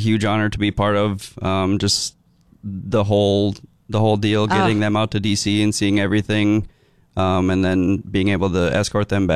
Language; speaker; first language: English; native; English